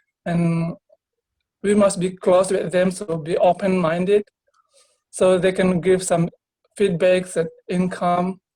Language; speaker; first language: English; non-native, learner; Indonesian